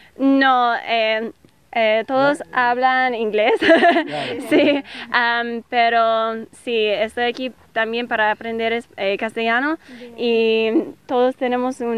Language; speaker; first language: Spanish; non-native, learner; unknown